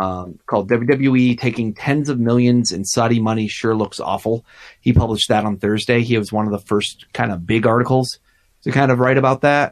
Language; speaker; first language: English; native; English